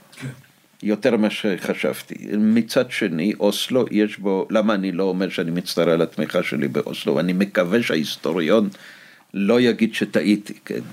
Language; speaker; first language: Hebrew; non-native, fluent; Russian